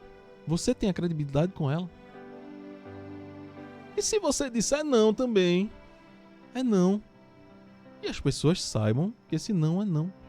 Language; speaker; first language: Portuguese; native; Portuguese